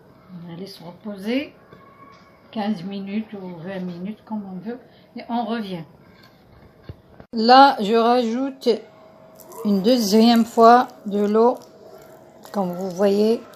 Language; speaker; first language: French; non-native, local second language; Arabic